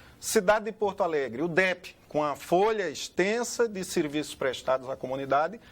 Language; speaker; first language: Portuguese; native; Portuguese